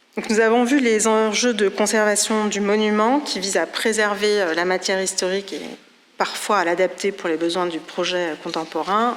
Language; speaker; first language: French; native; French